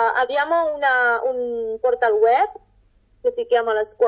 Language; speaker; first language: Italian; non-native, fluent; Catalan